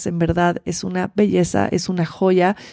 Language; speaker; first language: Spanish; native; Spanish